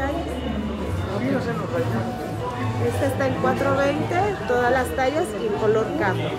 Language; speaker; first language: Spanish; native; Spanish